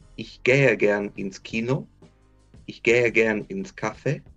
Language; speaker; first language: German; non-native, fluent; English